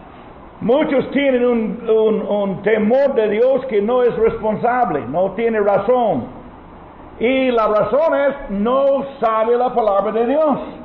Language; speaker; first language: Spanish; non-native, learner; English